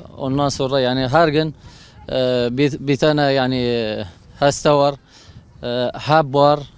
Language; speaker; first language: Turkish; non-native, learner; Arabic